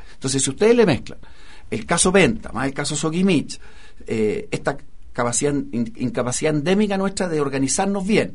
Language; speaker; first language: Spanish; native; Spanish